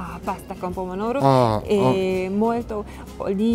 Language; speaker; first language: Italian; non-native, learner; Hungarian